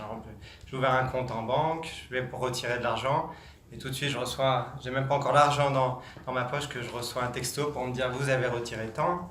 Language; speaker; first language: French; native; French